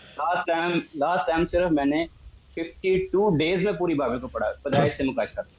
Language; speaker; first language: Urdu; non-native, local second language; Punjabi